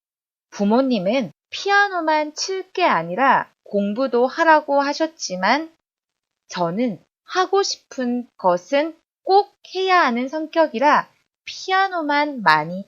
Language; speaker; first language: Korean; native; Korean